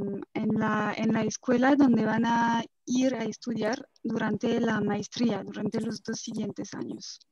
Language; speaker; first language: Spanish; non-native, fluent; French